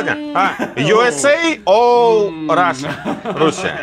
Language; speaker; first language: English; non-native, learner; Russian